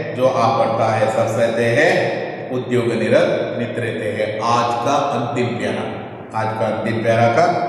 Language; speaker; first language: Hindi; non-native, local second language; Kannada